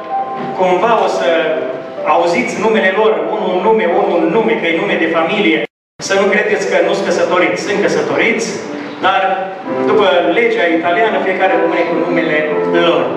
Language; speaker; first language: Romanian; native; Romanian